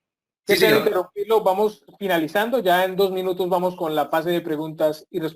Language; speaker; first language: Spanish; native; Spanish